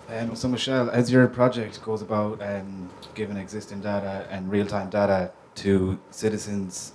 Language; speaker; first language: English; native; English